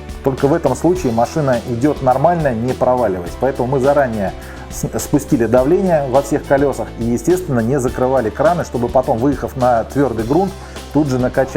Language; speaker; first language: Russian; native; Russian